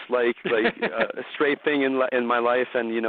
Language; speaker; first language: English; non-native, learner; French